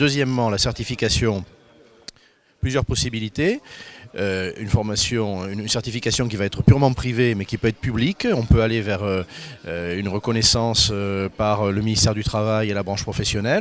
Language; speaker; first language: French; native; French